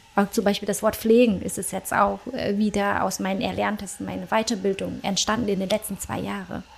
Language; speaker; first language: German; early bilingual, other home language; Vietnamese